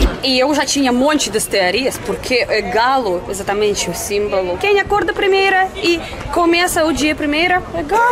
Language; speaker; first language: Portuguese; non-native, fluent; Russian